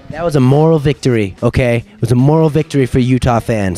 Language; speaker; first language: English; native; English